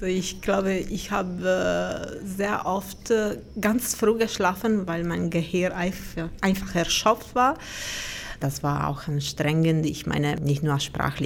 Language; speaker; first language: German; non-native, fluent; Italian